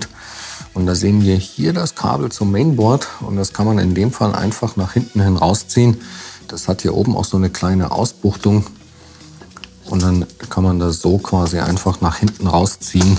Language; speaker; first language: German; native; German